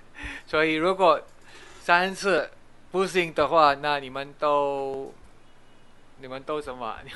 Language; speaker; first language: Chinese; non-native, fluent; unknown